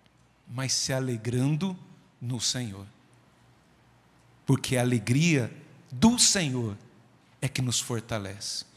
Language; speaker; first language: Portuguese; native; Portuguese